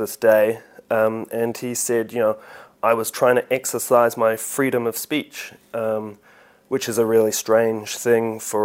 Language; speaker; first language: English; native; English